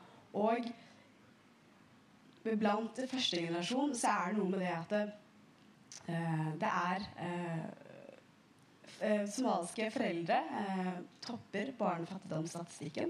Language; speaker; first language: Norwegian; early bilingual, other home language; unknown